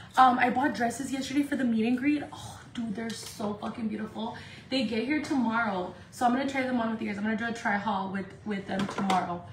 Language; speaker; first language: English; early bilingual, other home language; Spanish